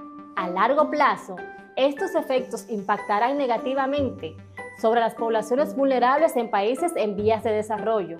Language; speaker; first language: Spanish; native; Spanish